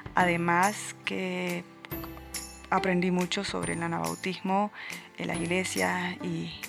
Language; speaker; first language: Spanish; native; Spanish